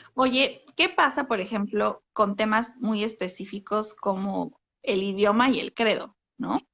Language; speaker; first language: Spanish; native; Spanish